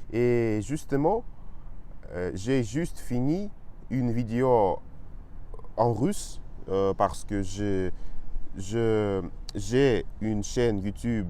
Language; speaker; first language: French; non-native, learner; Russian